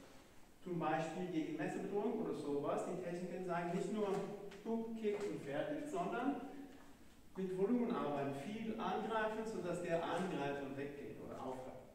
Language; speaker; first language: German; non-native, fluent; Hebrew